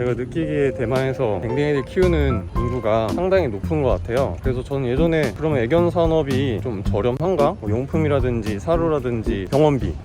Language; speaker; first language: Korean; native; Korean